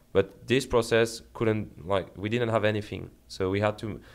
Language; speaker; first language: English; non-native, fluent; French